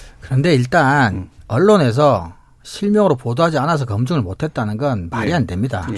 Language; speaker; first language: Korean; native; Korean